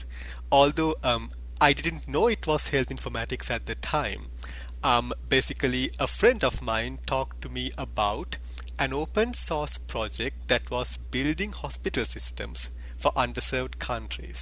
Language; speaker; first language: English; non-native, local second language; Sinhala